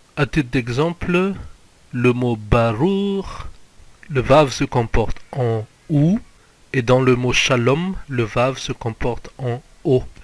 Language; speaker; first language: French; native; French